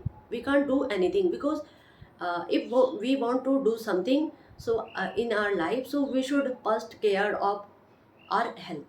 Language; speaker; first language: English; non-native, learner; Hindi